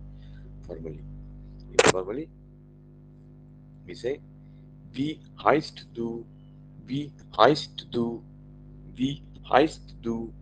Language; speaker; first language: German; non-native, learner; Marathi